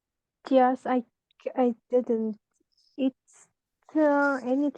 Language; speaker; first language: English; non-native, learner; Vietnamese